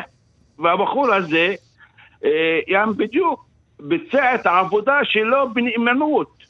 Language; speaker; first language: Hebrew; non-native, local second language; Arabic